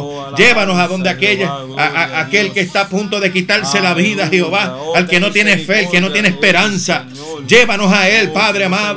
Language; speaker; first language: Spanish; native; Spanish